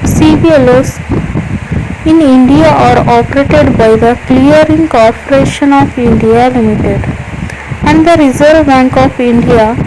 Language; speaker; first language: English; non-native, local second language; Kannada